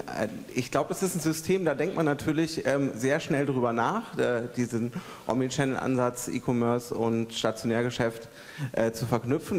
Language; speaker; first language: German; native; German